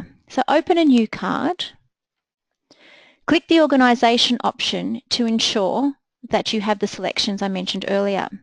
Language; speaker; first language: English; native; English